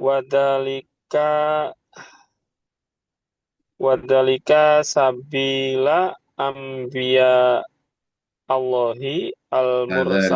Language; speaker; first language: Arabic; non-native, learner; Indonesian